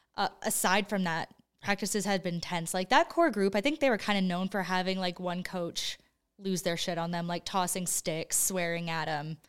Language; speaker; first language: English; native; English